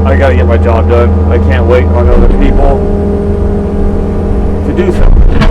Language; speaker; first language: English; native; English